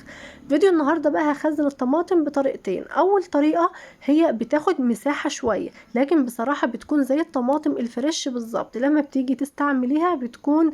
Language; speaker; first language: Arabic; native; Arabic